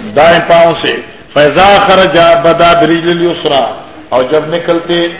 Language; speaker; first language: Urdu; non-native, local second language; Northern Hindko